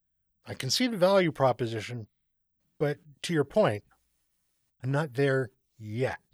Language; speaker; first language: English; native; English